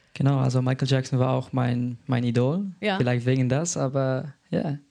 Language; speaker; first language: German; non-native, learner; Slovenian